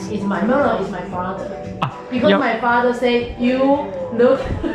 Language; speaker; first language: English; non-native, learner; Chinese